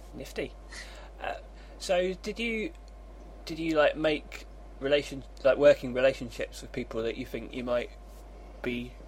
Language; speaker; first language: English; native; English